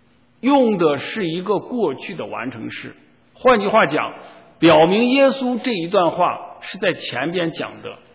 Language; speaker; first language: Chinese; native; Chinese